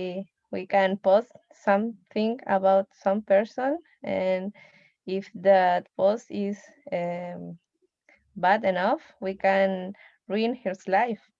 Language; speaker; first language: English; non-native, learner; Spanish